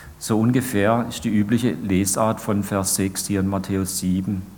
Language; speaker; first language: German; native; German